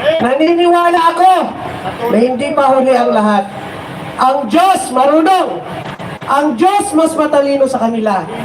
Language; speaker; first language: Filipino; native; Filipino